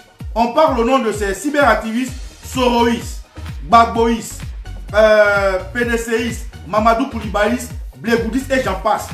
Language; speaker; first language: French; native; French